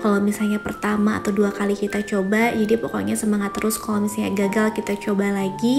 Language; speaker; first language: Indonesian; native; Indonesian